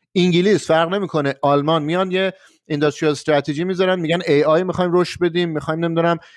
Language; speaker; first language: Persian; native; Persian